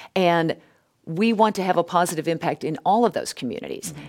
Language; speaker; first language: English; native; English